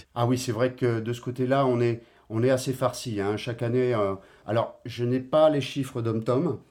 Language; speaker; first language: French; native; French